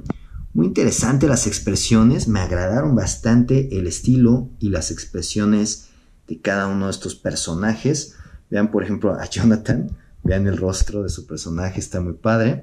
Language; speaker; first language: Spanish; native; Spanish